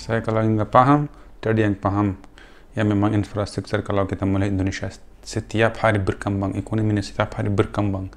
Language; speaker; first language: Indonesian; non-native, fluent; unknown